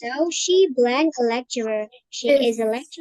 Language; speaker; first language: English; non-native, fluent; Indonesian